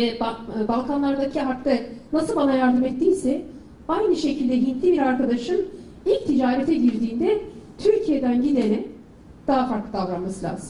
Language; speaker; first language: Turkish; native; Turkish